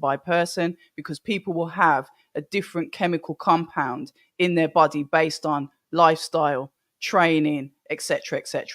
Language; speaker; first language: English; native; English